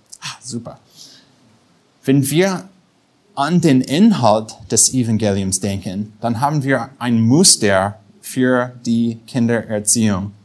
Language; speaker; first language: German; non-native, fluent; English